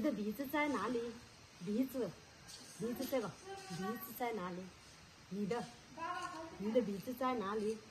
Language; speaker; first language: Chinese; non-native, learner; Nepali